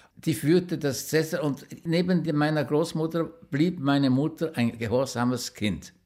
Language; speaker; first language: German; native; German